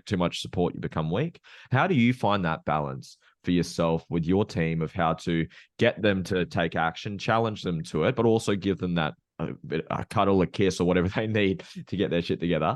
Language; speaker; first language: English; native; English